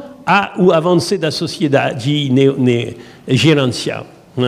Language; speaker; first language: Portuguese; non-native, learner; French